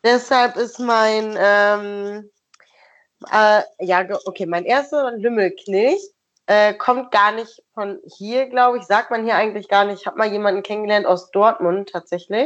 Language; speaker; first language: German; native; German